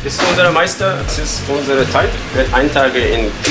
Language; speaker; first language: German; non-native, learner; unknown